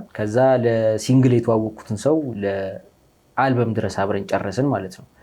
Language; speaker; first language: Amharic; native; Amharic